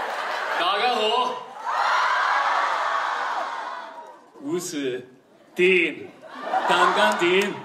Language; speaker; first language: Chinese; non-native, fluent; Japanese